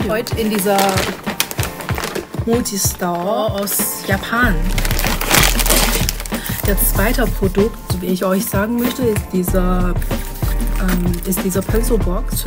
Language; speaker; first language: German; non-native, learner; Chinese